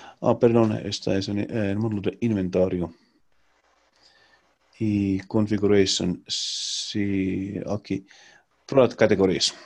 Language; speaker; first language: Spanish; non-native, learner; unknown